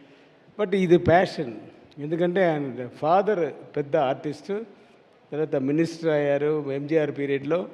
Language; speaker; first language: Telugu; non-native, learner; Tamil